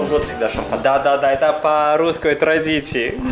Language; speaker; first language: Russian; non-native, fluent; Chinese